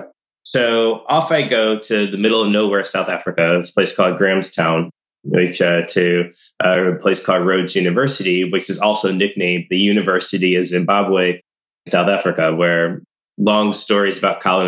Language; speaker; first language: English; native; English